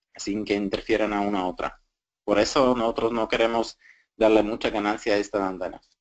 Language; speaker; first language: Spanish; non-native, fluent; Slovak